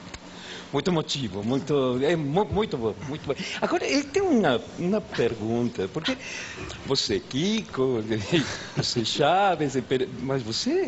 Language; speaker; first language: Portuguese; non-native, fluent; Spanish